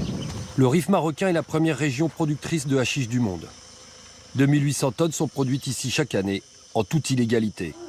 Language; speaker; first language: French; native; French